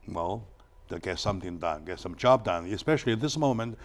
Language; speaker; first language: English; non-native, fluent; Chinese